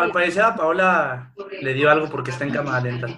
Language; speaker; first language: Spanish; native; Spanish